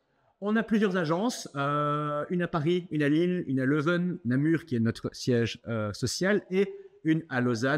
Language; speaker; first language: French; native; French